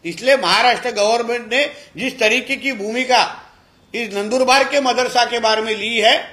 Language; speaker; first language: Hindi; non-native, local second language; Marathi